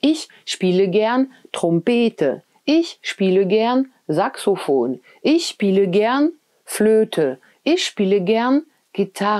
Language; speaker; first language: German; non-native, fluent; French